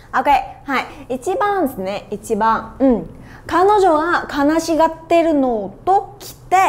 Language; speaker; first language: Japanese; non-native, fluent; Vietnamese